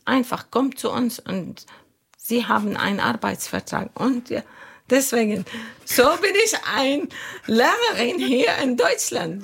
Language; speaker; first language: German; non-native, learner; Arabic